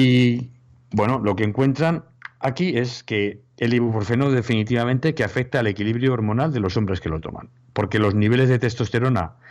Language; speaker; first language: Spanish; native; Spanish